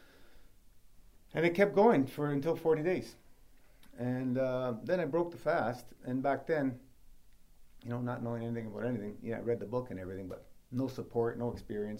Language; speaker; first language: English; native; English